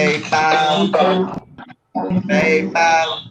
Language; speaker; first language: Chinese; non-native, learner; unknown